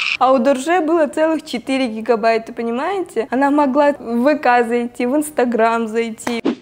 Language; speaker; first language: Russian; non-native, local second language; Tuvinian